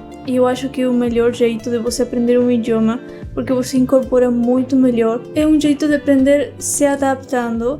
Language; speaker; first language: Portuguese; non-native, fluent; Spanish